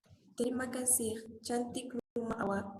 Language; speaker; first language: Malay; non-native, learner; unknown